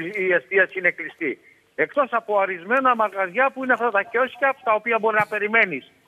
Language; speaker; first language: Greek; native; Greek